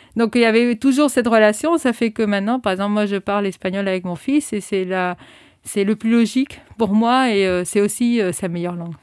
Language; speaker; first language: French; non-native, fluent; Spanish